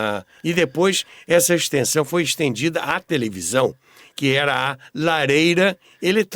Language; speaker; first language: Portuguese; native; Portuguese